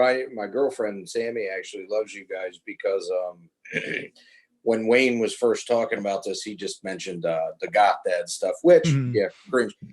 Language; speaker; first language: English; native; English